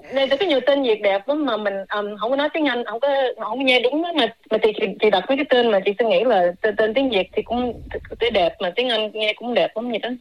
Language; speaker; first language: Vietnamese; early bilingual, heritage; Vietnamese